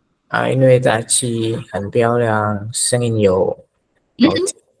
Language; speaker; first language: Chinese; non-native, learner; Indonesian